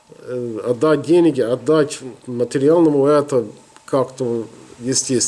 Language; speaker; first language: Russian; non-native, learner; English